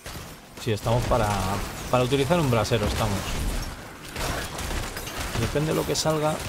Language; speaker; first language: Spanish; native; Spanish